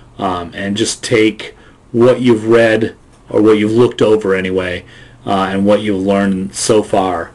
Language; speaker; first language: English; native; English